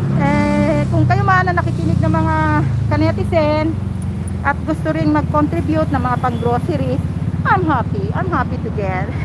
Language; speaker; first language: Filipino; native; Filipino